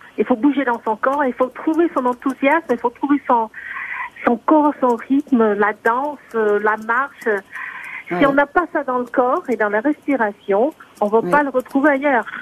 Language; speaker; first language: French; non-native, fluent; English